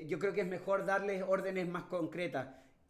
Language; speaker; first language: Spanish; native; Spanish